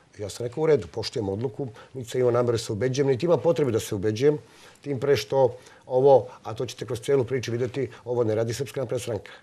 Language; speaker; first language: Serbian; non-native, local second language; Slovak